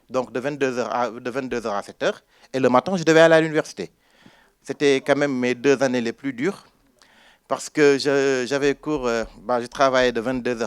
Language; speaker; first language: French; non-native, local second language; Wolof